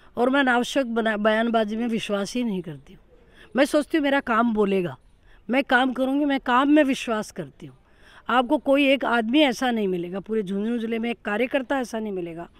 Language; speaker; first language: Hindi; native; Hindi